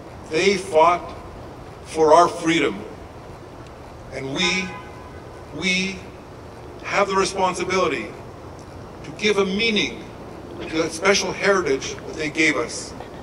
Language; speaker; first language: English; native; English